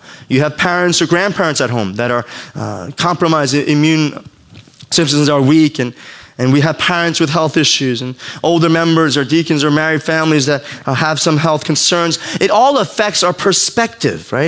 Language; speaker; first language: English; native; English